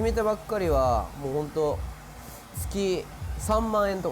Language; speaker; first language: Japanese; native; Japanese